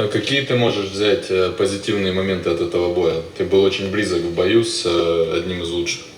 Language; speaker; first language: Russian; non-native, local second language; Uzbek